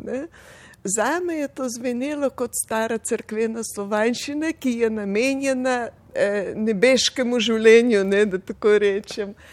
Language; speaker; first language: Slovenian; non-native, fluent; Russian